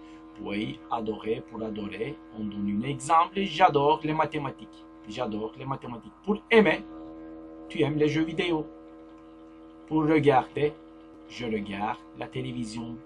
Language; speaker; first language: French; non-native, fluent; Turkish